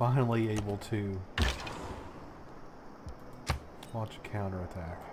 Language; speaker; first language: English; native; English